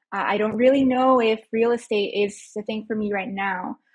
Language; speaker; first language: English; early bilingual, other home language; Spanish